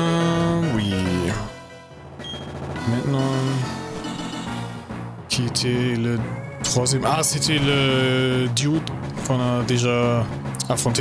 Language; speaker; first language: French; non-native, learner; German